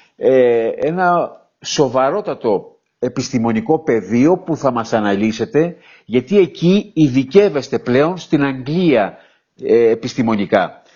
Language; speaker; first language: Greek; native; Greek